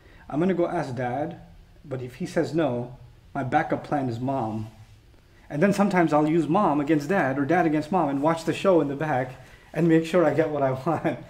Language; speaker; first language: English; native; English